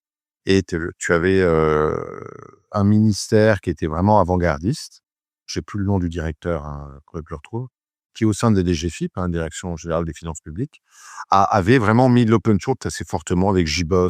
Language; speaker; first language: French; native; French